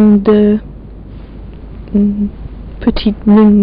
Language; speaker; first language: French; non-native, learner; English